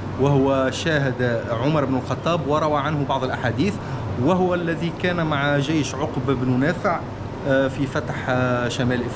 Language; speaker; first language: Arabic; native; Arabic